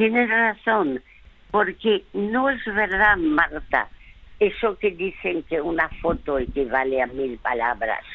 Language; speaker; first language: Spanish; early bilingual, other home language; French